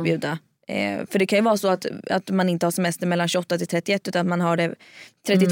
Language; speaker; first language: Swedish; native; Swedish